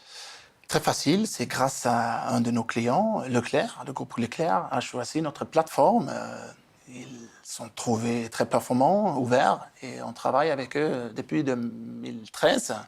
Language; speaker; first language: French; non-native, fluent; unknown